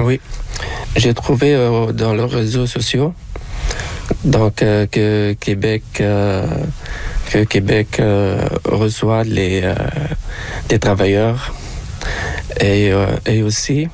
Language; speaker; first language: French; non-native, local second language; Arabic